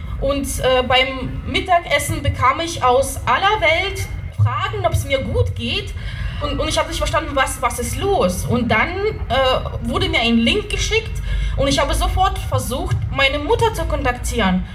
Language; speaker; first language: German; non-native, fluent; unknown